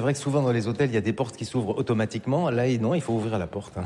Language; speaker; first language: French; native; French